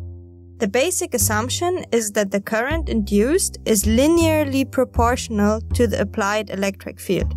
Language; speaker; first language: English; non-native, fluent; German